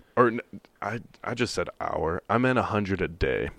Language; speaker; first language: English; native; English